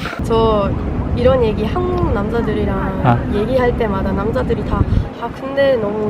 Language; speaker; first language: Korean; non-native, learner; German